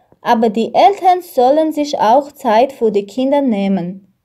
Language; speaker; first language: German; non-native, learner; Armenian